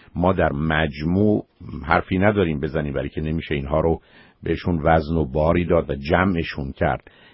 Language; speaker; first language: Persian; native; Persian